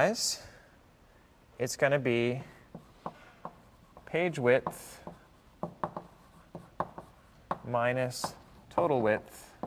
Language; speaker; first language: English; native; English